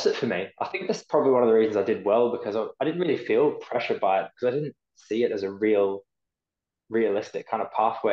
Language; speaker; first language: English; native; English